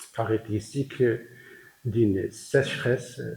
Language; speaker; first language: French; non-native, local second language; Arabic